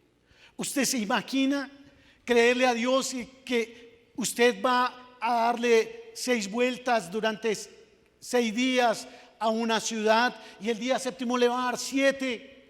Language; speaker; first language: Spanish; native; Spanish